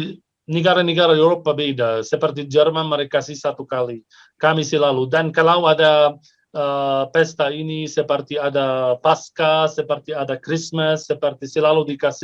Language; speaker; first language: Indonesian; non-native, fluent; Arabic